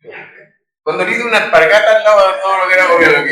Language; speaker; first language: Spanish; native; Spanish